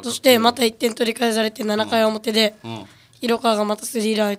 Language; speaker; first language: Japanese; native; Japanese